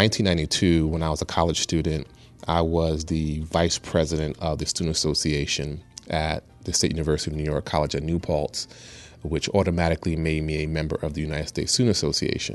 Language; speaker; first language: English; early bilingual, other home language; Spanish